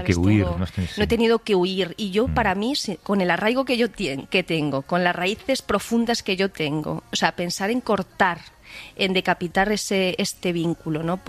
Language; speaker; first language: Spanish; native; Spanish